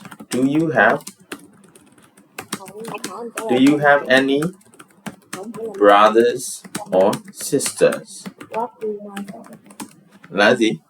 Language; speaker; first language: English; non-native, fluent; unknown